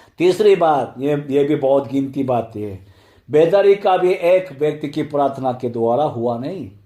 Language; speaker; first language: Hindi; non-native, fluent; Korean